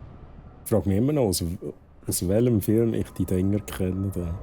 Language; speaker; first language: German; native; German